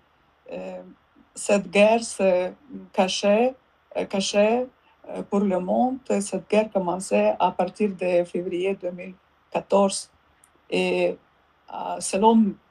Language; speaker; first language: French; non-native, learner; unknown